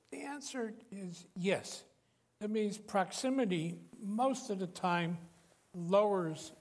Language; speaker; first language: English; native; English